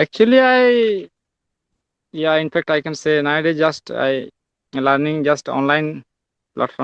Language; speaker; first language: English; non-native, learner; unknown